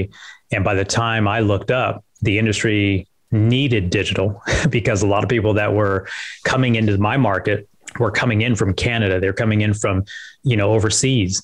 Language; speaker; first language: English; native; English